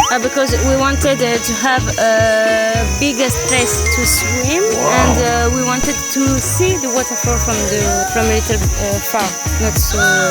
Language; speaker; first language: English; non-native, learner; French